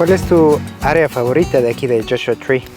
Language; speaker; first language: Spanish; native; Spanish